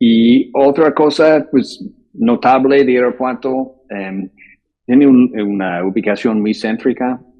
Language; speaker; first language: Spanish; non-native, fluent; English